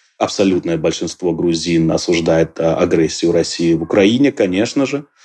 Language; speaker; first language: Russian; non-native, local second language; Georgian